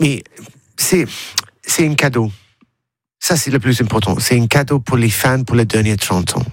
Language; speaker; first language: French; non-native, learner; English